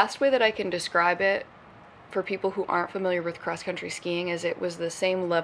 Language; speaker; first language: English; native; English